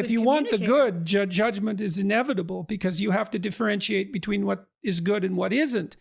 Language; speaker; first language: English; native; English